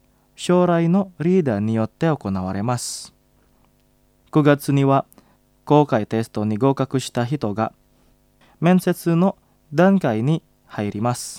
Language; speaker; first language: Japanese; non-native, fluent; Indonesian